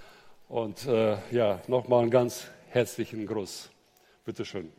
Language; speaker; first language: German; native; German